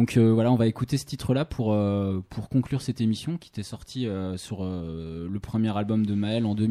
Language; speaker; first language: French; native; French